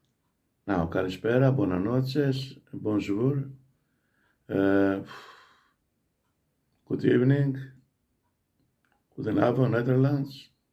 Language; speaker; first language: Dutch; non-native, learner; Greek